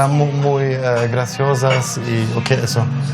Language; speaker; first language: Spanish; non-native, learner; Polish